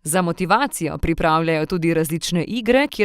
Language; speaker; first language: Slovenian; native; Slovenian